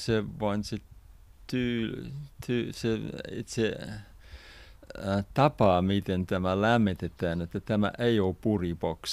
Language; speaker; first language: Finnish; non-native, fluent; English